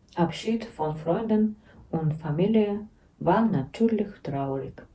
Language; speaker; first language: German; non-native, learner; Ukrainian